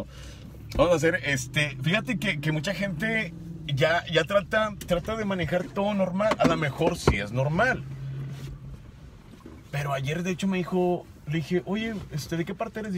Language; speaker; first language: Spanish; native; Spanish